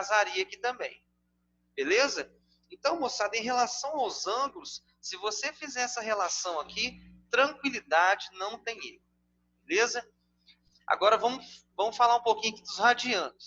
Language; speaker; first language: Portuguese; native; Portuguese